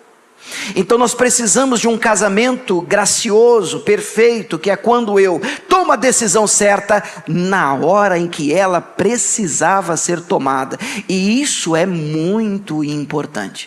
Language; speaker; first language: Portuguese; native; Portuguese